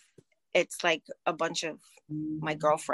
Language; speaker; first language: English; native; English